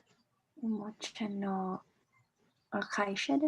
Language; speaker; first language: Japanese; non-native, learner; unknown